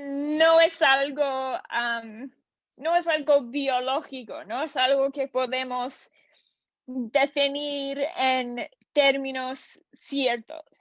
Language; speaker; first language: Spanish; non-native, learner; English